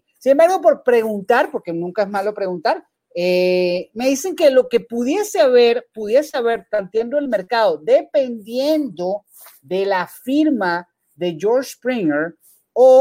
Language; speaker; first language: Spanish; native; Spanish